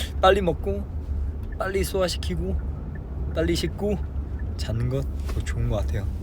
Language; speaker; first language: Korean; non-native, fluent; Chinese